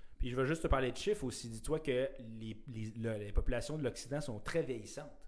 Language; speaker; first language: French; native; French